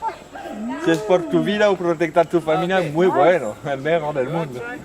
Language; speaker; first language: Spanish; non-native, learner; French